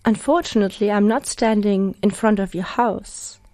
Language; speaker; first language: English; non-native, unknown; German